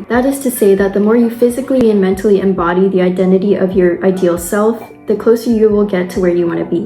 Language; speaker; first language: English; native; English